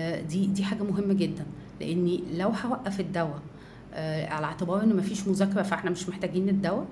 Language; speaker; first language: Arabic; native; Arabic